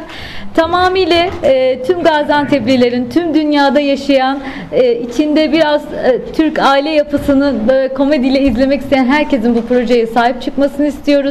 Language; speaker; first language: Turkish; native; Turkish